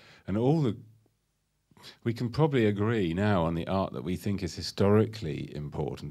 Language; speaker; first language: English; native; English